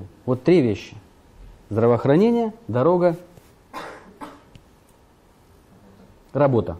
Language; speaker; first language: Russian; native; Russian